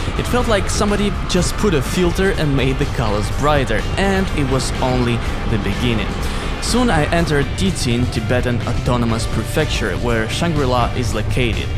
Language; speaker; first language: English; non-native, fluent; Russian